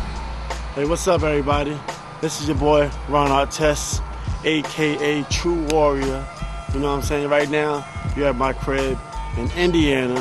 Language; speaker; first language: English; native; English